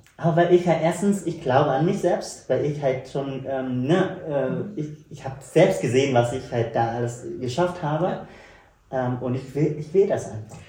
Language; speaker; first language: German; non-native, fluent; Vietnamese